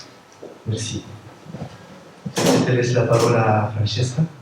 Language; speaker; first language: French; non-native, fluent; Spanish